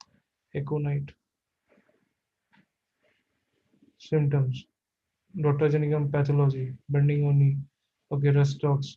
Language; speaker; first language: English; non-native, local second language; Hindi